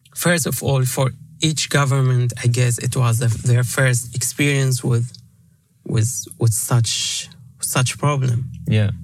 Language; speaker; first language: English; non-native, fluent; Arabic